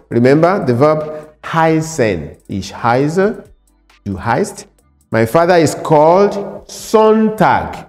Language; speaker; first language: German; non-native, fluent; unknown